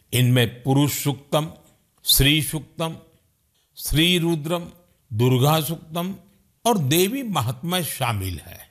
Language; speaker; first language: Hindi; non-native, local second language; Gujarati